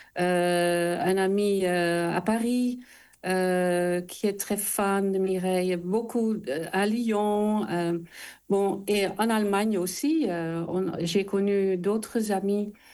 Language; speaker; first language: French; non-native, fluent; Dutch